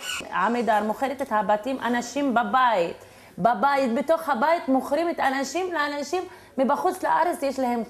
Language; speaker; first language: Hebrew; non-native, learner; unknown